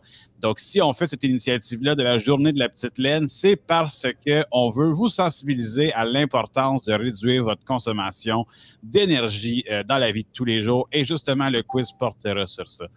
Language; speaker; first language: French; native; French